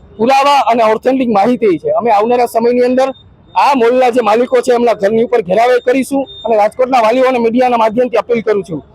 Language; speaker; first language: Gujarati; native; Gujarati